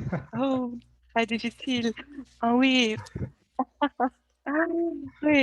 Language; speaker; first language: French; non-native, learner; Portuguese